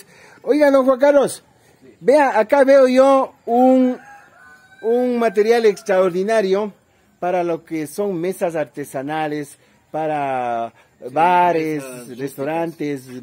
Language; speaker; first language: Spanish; native; Spanish